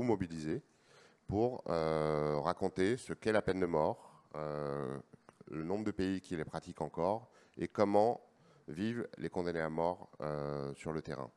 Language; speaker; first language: French; native; French